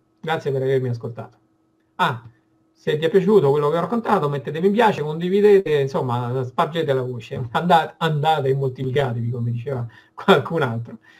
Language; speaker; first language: Italian; native; Italian